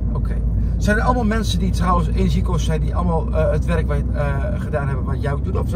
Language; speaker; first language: Dutch; native; Dutch